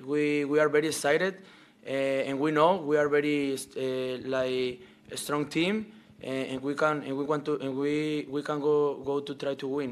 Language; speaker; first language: English; non-native, learner; Spanish